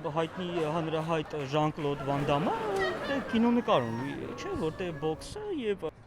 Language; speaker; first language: Armenian; native; Armenian